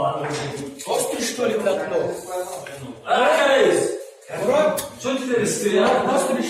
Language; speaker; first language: Russian; non-native, local second language; Tajik